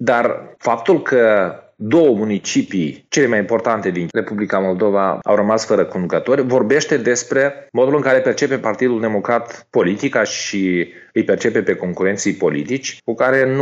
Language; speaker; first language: Romanian; native; Romanian